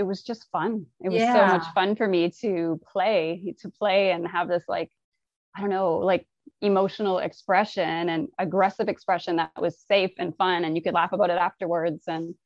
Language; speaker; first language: English; native; English